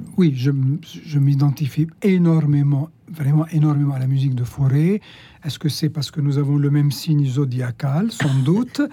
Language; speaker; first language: French; non-native, local second language; Arabic